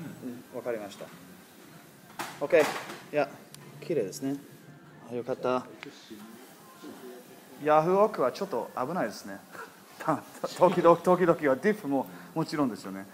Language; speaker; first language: Japanese; non-native, learner; English